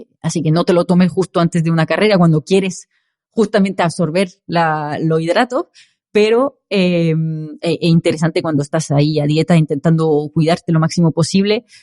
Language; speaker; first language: Spanish; non-native, fluent; French